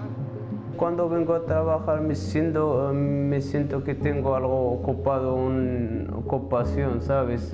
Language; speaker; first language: Spanish; non-native, learner; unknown